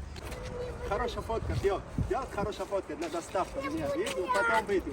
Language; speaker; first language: Russian; non-native, learner; Arabic